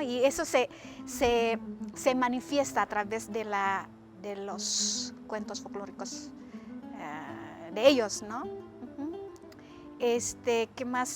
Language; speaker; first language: Spanish; non-native, fluent; Indonesian